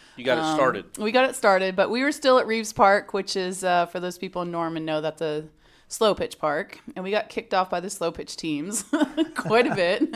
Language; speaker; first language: English; native; English